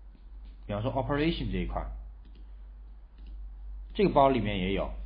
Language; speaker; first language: Chinese; native; Chinese